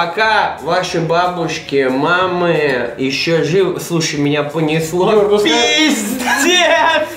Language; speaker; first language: Russian; native; Russian